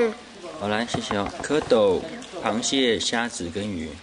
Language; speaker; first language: Chinese; native; Chinese